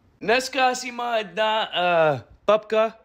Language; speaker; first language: Bulgarian; non-native, learner; English